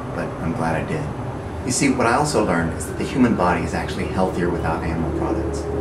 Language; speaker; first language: English; native; English